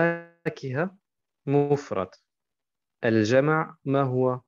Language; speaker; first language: Arabic; non-native, fluent; German